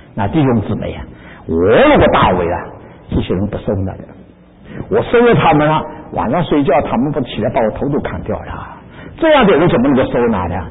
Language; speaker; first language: Chinese; native; Chinese